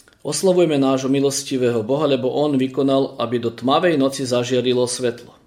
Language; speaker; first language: Slovak; early bilingual, heritage; Slovak